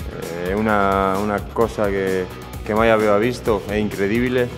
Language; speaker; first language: Italian; non-native, learner; Spanish